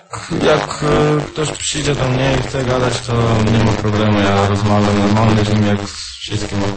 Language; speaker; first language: Polish; non-native, learner; Croatian